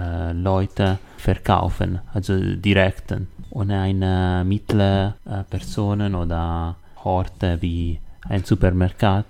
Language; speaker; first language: German; non-native, learner; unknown